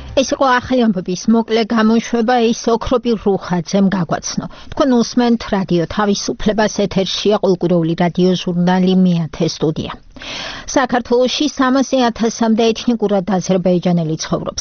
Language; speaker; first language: Georgian; native; Georgian